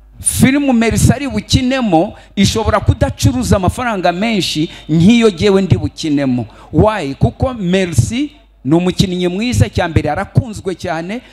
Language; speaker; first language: Kinyarwanda; early bilingual, heritage; Kinyarwanda